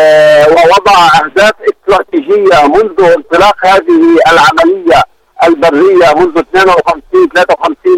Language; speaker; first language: Arabic; native; Arabic